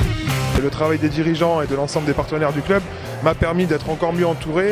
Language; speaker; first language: French; native; French